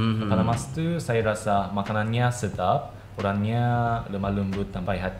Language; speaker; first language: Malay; non-native, fluent; Japanese